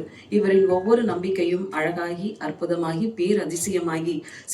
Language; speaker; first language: Tamil; native; Tamil